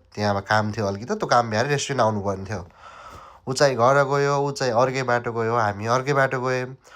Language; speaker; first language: Nepali; native; Nepali